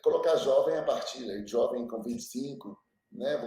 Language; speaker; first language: Portuguese; native; Portuguese